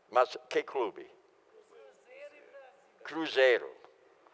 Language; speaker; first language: Portuguese; non-native, fluent; English